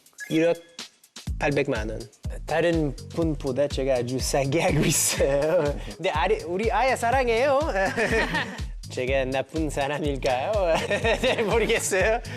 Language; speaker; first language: Korean; non-native, learner; English